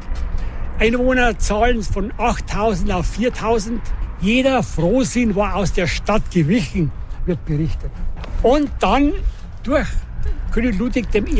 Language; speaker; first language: German; native; German